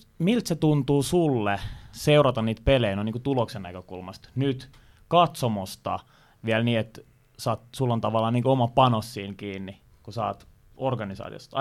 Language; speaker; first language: Finnish; native; Finnish